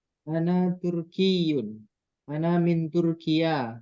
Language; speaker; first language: Arabic; non-native, learner; Indonesian